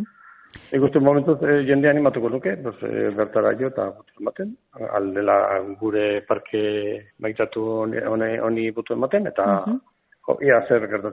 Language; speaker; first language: Basque; non-native, local second language; Spanish